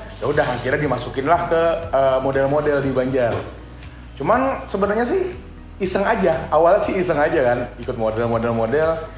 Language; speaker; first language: Indonesian; non-native, local second language; Banjar